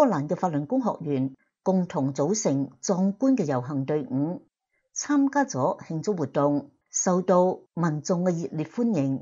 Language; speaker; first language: Chinese; non-native, local second language; Cantonese